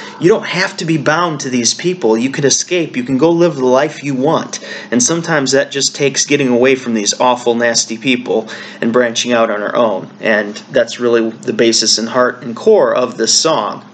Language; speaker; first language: English; native; English